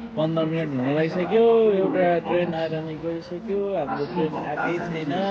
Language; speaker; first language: Nepali; native; Nepali